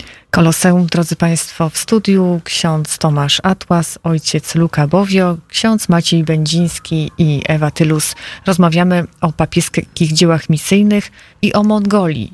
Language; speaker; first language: Polish; native; Polish